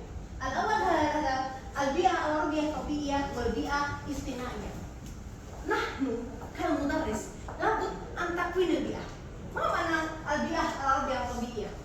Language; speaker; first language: Arabic; non-native, learner; Indonesian